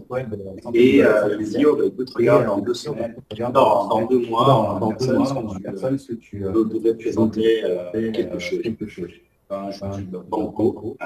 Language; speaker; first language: French; native; French